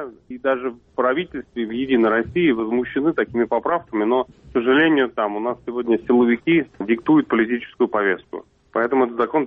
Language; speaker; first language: Russian; native; Russian